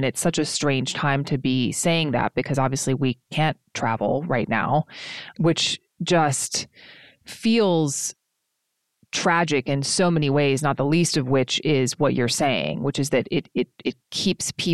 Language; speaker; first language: English; native; English